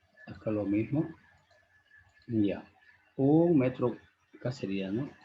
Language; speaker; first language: Spanish; native; Spanish